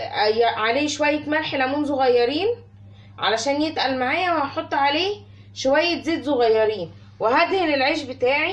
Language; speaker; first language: Arabic; native; Arabic